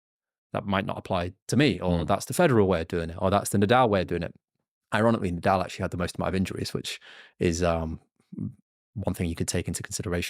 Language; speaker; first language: English; native; English